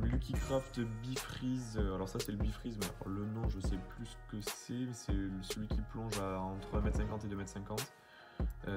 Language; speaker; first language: French; native; French